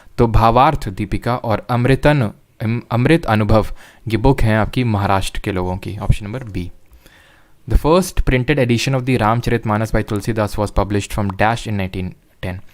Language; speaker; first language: Hindi; native; Hindi